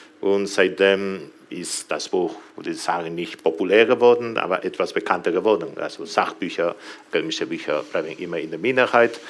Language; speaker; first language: German; non-native, fluent; Spanish